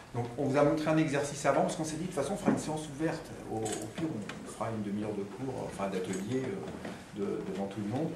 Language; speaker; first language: French; native; French